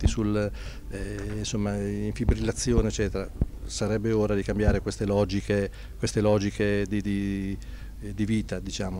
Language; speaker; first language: Italian; native; Italian